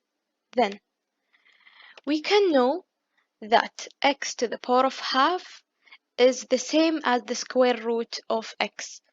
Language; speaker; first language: English; non-native, fluent; Arabic